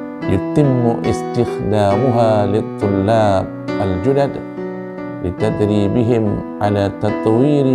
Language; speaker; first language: Arabic; non-native, fluent; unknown